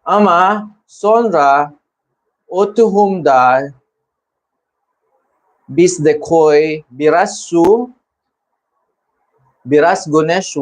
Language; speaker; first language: Turkish; non-native, learner; Filipino